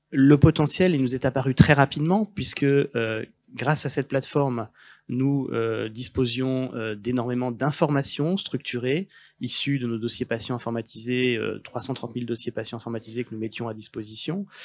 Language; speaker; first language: French; native; French